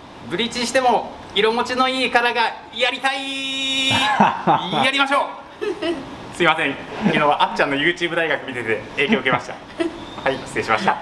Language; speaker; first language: Japanese; native; Japanese